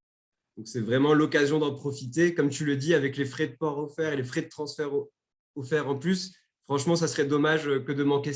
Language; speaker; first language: French; native; French